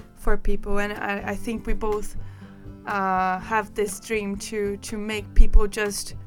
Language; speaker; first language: English; non-native, fluent; Portuguese